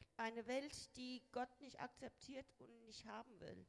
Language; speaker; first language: German; non-native, fluent; Spanish